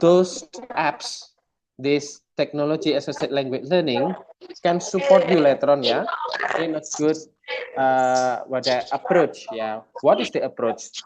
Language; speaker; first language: English; non-native, fluent; Indonesian